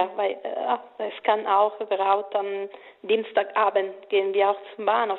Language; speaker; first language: German; non-native, fluent; Italian